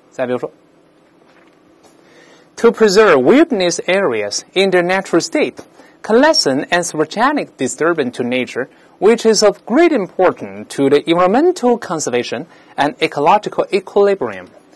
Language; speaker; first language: English; non-native, fluent; Chinese